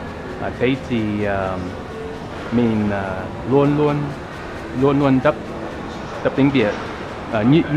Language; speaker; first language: Vietnamese; non-native, learner; English